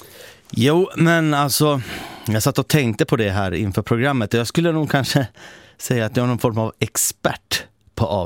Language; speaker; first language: Swedish; native; Swedish